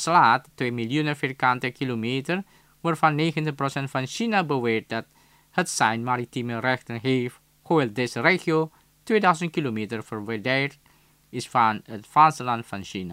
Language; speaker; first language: Dutch; non-native, fluent; Indonesian